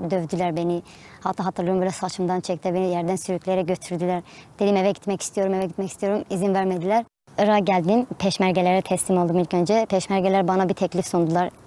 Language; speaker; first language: Turkish; non-native, local second language; Kurdish